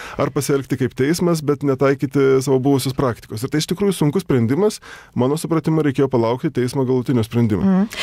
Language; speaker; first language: Lithuanian; native; Lithuanian